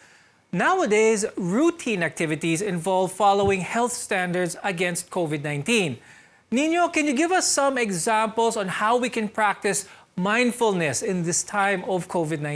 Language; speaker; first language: English; non-native, local second language; Filipino